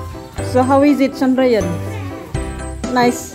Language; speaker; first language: English; non-native, local second language; Malay